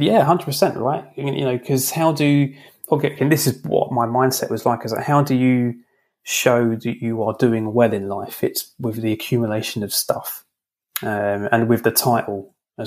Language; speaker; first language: English; native; English